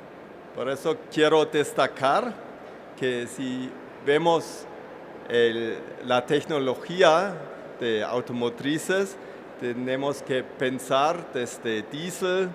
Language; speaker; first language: Spanish; non-native, fluent; German